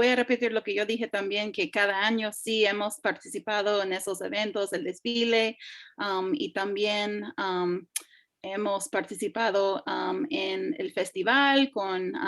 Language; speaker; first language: Spanish; early bilingual, heritage; English